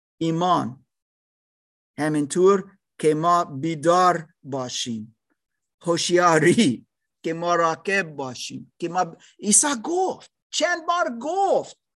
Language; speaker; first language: Persian; non-native, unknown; German